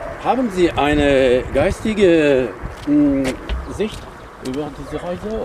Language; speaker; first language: German; non-native, learner; French